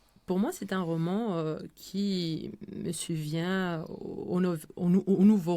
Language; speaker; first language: French; non-native, fluent; Spanish